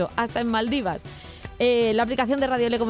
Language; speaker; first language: Spanish; native; Spanish